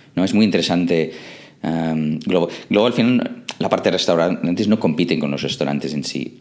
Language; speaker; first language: Spanish; non-native, fluent; English